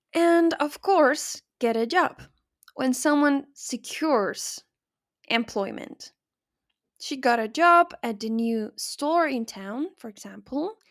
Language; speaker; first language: English; non-native, fluent; Spanish